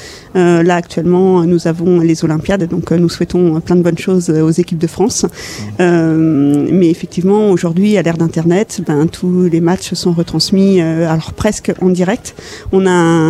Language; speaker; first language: French; native; French